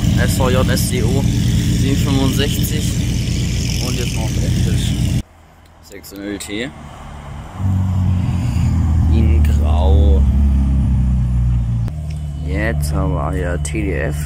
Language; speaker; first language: German; native; German